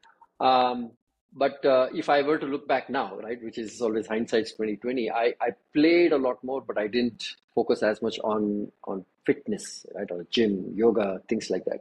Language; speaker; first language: English; non-native, local second language; Kannada